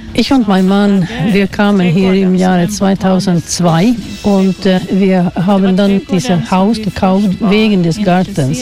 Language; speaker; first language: German; non-native, fluent; Swedish